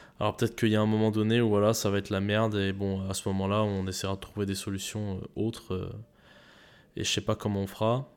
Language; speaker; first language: French; native; French